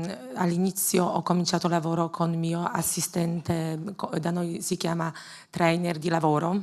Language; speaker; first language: Italian; non-native, learner; Polish